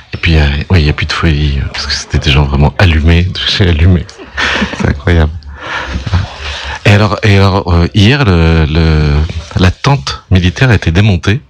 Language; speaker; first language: French; native; French